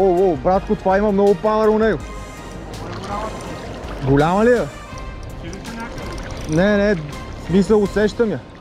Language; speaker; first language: Bulgarian; native; Bulgarian